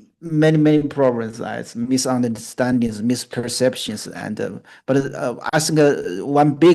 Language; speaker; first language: English; non-native, fluent; Chinese